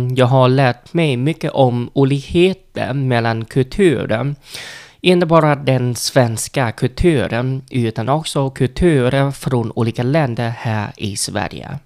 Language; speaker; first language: Swedish; non-native, learner; Vietnamese